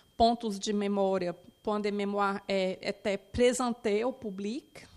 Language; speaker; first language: French; non-native, fluent; Portuguese